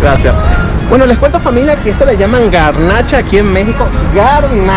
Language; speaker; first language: Spanish; native; Spanish